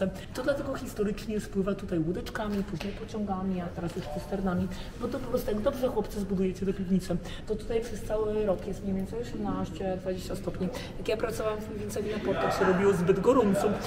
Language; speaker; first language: Polish; native; Polish